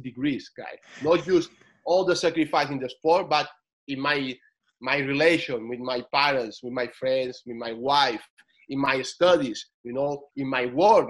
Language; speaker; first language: English; non-native, fluent; Spanish